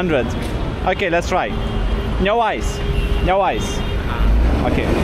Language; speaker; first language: English; non-native, learner; Lithuanian